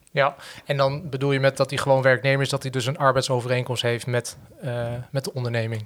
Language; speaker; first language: Dutch; native; Dutch